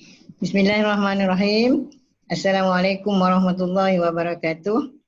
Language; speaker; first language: Malay; native; Malay